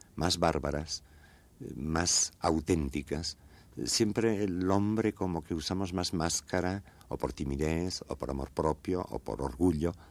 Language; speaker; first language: Spanish; native; Spanish